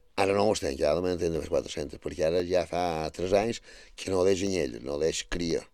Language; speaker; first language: Catalan; native; Catalan